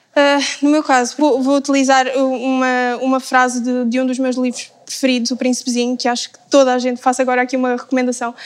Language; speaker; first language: Portuguese; native; Portuguese